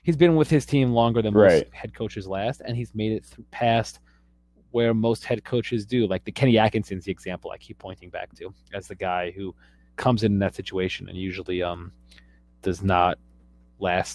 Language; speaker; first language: English; native; English